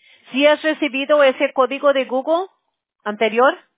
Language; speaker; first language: Spanish; early bilingual, heritage; Spanish